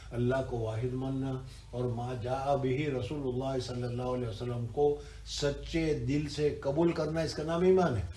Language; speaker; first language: Urdu; non-native, local second language; Gujarati